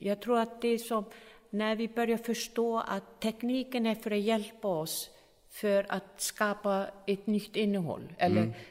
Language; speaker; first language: Swedish; non-native, fluent; Icelandic